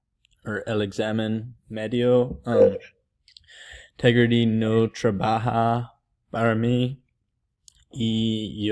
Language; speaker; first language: Spanish; non-native, learner; English